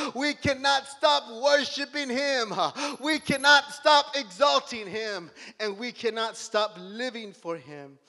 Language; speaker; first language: English; early bilingual, other home language; Spanish